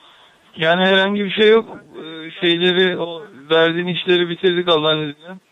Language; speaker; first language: Turkish; native; Turkish